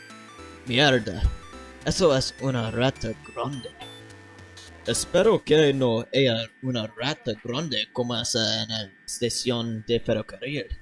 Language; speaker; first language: Spanish; non-native, learner; English